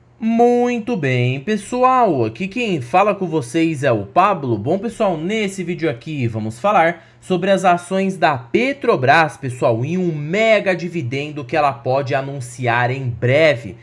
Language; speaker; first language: Portuguese; native; Portuguese